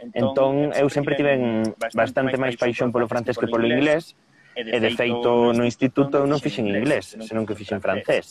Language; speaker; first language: Galician; non-native, local second language; Spanish